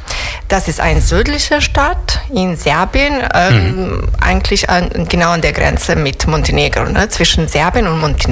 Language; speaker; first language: German; non-native, fluent; Serbian